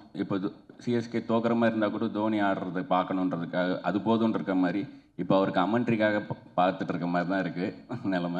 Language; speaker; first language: Tamil; native; Tamil